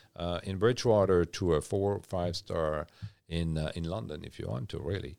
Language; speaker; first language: English; non-native, fluent; French